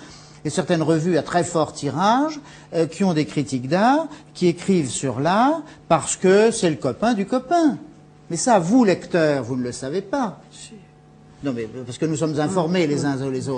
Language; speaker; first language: French; native; French